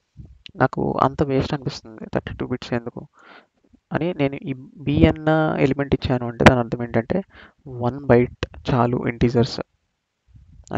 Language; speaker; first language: Telugu; native; Telugu